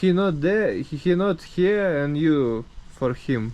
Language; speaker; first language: English; non-native, learner; Russian